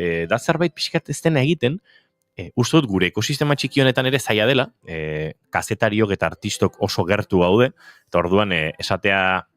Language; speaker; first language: Basque; native; Basque